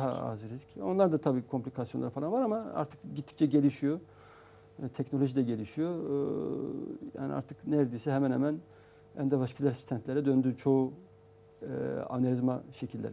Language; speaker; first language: Turkish; native; Turkish